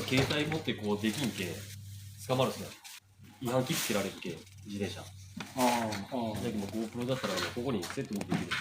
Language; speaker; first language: Japanese; native; Japanese